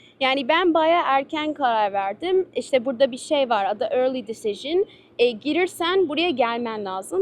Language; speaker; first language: Turkish; early bilingual, heritage; Turkish